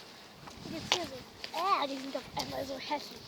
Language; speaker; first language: German; native; German